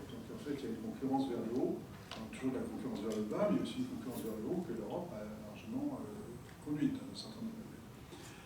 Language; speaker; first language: French; native; French